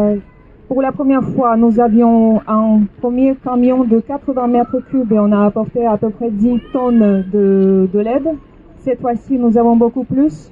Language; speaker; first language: French; non-native, fluent; Russian